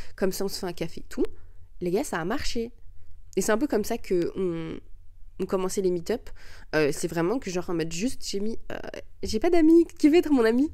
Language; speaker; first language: French; early bilingual, other home language; Arabic